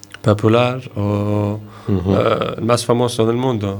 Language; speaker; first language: Spanish; non-native, learner; Arabic